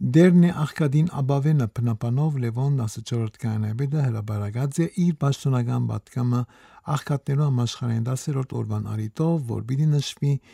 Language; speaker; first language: Armenian; early bilingual, heritage; Armenian